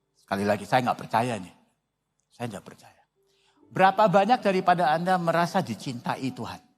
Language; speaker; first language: Indonesian; non-native, fluent; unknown